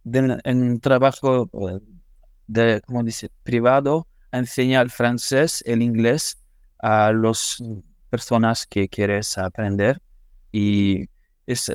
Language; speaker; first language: Spanish; non-native, learner; French